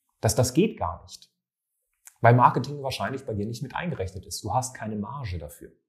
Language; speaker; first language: German; native; German